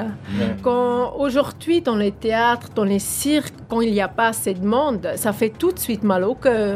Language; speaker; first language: French; non-native, local second language; German